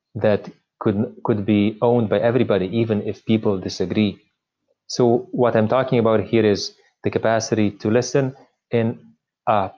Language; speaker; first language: English; non-native, fluent; Slovenian